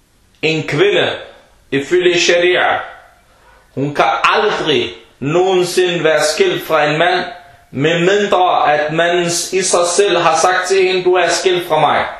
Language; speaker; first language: Danish; early bilingual, other home language; Arabic